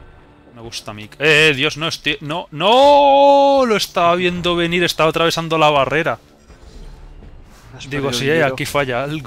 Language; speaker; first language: Spanish; native; Spanish